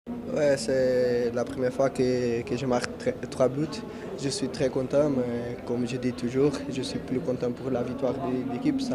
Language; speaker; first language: French; non-native, learner; Portuguese